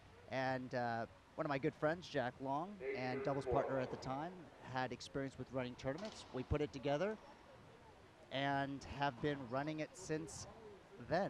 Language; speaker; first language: English; native; English